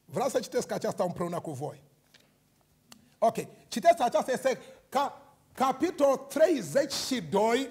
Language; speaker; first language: Romanian; non-native, learner; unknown